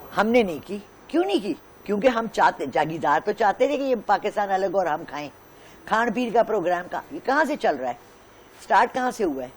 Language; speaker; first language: Urdu; non-native, local second language; Pashto